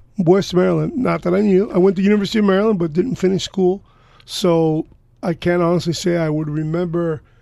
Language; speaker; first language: English; early bilingual, other home language; Spanish